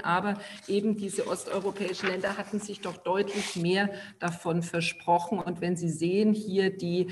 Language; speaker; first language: German; native; German